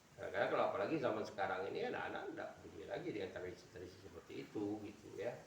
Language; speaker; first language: Indonesian; native; Indonesian